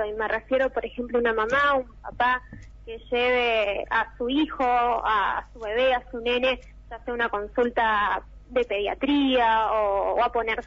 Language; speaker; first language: Spanish; native; Spanish